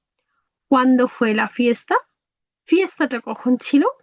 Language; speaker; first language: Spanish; non-native, fluent; Bangla